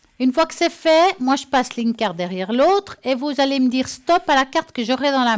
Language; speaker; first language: French; native; French